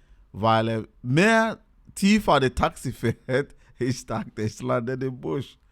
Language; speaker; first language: German; non-native, learner; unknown